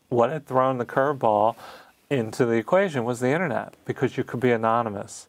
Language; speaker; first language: English; native; English